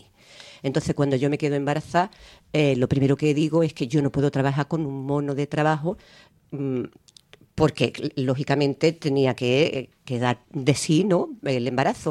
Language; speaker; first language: Spanish; native; Spanish